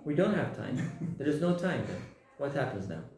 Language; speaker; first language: English; non-native, fluent; Persian